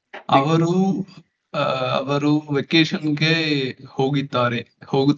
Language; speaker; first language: Kannada; non-native, learner; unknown